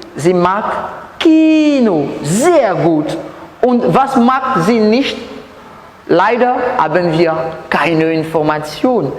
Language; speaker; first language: German; non-native, learner; French